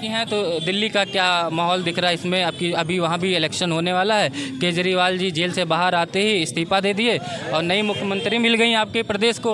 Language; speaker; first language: Hindi; native; Hindi